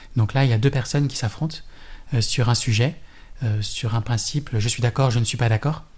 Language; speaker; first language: French; native; French